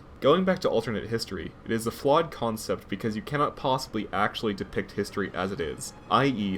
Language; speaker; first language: English; native; English